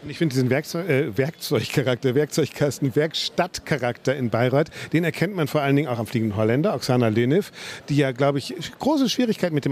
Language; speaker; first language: German; native; German